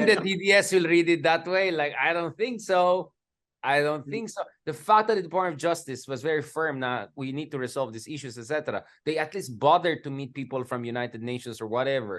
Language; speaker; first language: English; non-native, local second language; Filipino